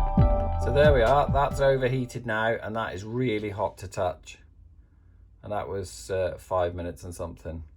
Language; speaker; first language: English; native; English